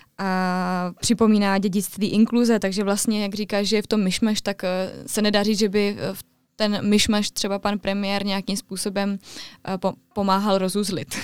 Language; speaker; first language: Czech; native; Czech